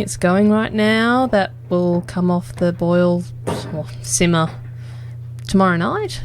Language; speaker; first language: English; native; English